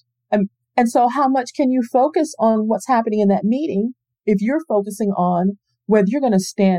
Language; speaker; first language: English; native; English